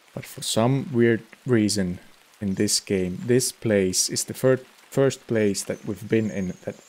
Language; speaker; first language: English; non-native, fluent; Finnish